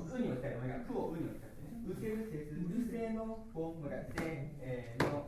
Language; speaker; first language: Japanese; native; Japanese